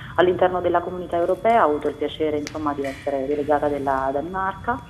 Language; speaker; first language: Italian; native; Italian